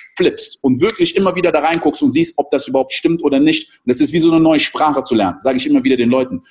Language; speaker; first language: German; early bilingual, other home language; French